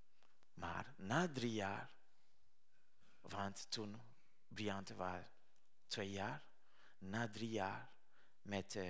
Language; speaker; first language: Dutch; non-native, learner; Rundi